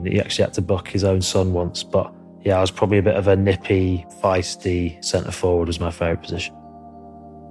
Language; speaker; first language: English; native; English